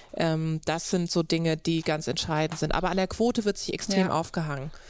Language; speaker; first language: German; native; German